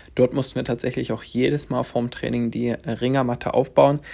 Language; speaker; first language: German; native; German